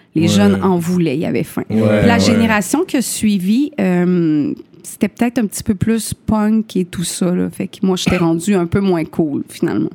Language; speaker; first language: French; native; French